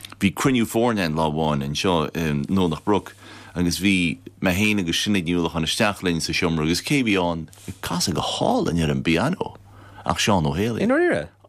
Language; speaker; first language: Irish; native; Irish